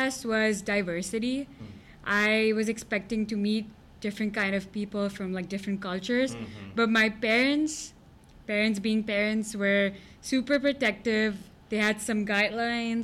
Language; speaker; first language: English; non-native, local second language; Gujarati